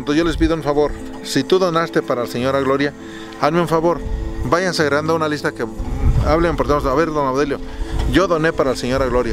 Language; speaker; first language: Spanish; native; Spanish